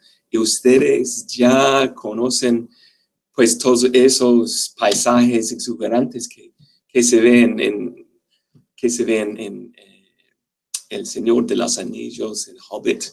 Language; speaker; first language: Spanish; non-native, fluent; English